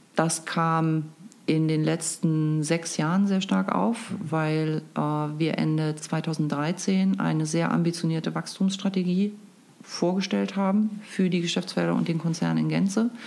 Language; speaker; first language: German; native; German